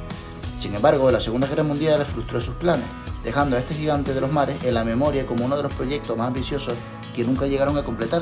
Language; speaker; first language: Spanish; native; Spanish